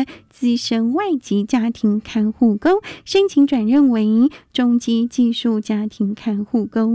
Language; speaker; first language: Chinese; native; Chinese